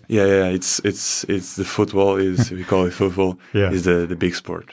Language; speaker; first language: English; non-native, fluent; Portuguese